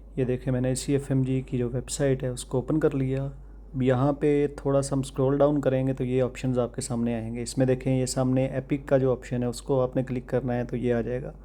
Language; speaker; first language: Urdu; non-native, local second language; Punjabi